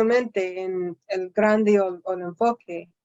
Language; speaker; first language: Spanish; non-native, fluent; English